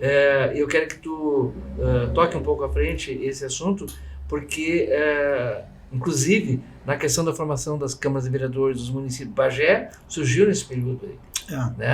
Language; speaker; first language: Portuguese; native; Portuguese